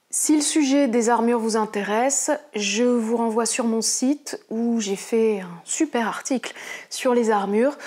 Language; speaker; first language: French; native; French